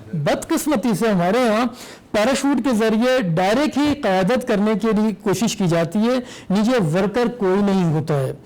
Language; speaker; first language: Urdu; native; Urdu